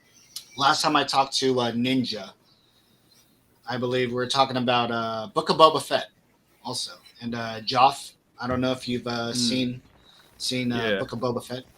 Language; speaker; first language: English; native; English